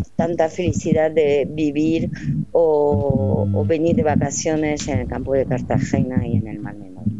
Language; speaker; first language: Spanish; non-native, fluent; French